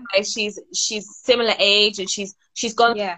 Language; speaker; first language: English; native; English